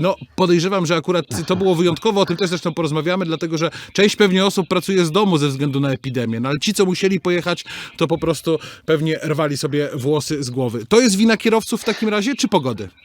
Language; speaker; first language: Polish; native; Polish